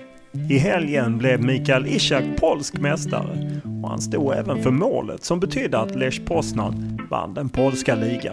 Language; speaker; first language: Swedish; native; Swedish